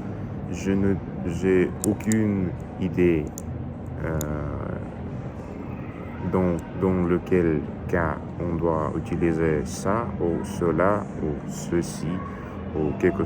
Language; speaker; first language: French; non-native, learner; Russian